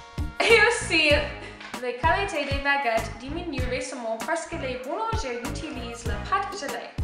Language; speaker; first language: French; non-native, learner; English